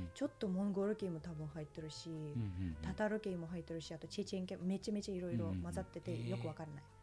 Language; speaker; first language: Japanese; non-native, fluent; Russian